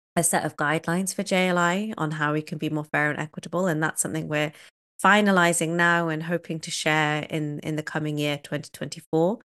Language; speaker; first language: English; native; English